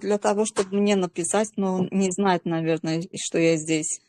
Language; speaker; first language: Russian; non-native, local second language; Azerbaijani